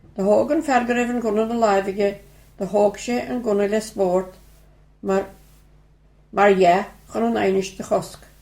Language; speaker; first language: Irish; native; Irish